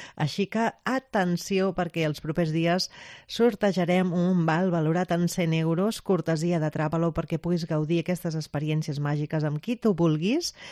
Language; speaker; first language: Catalan; native; Catalan